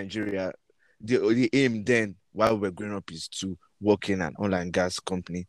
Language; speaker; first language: English; non-native, local second language; Yoruba